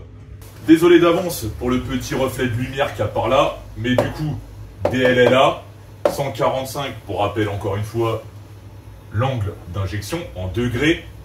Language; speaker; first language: French; native; French